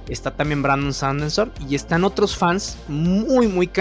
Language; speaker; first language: Spanish; native; Spanish